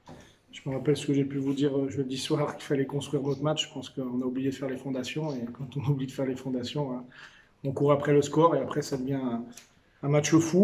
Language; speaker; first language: French; native; French